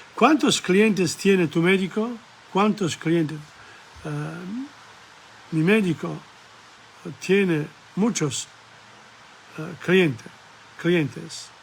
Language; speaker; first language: Spanish; non-native, learner; English